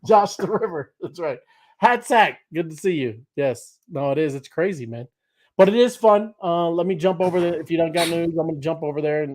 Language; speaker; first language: English; native; English